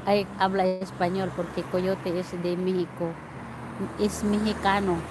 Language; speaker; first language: Spanish; non-native, learner; Filipino